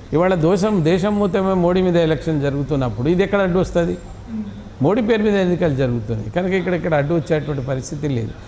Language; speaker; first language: Telugu; non-native, local second language; Lambadi